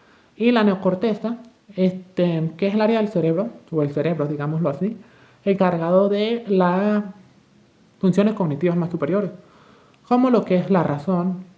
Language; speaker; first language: Spanish; native; Spanish